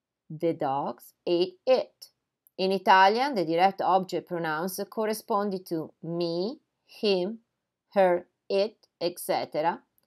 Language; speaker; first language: English; non-native, fluent; Italian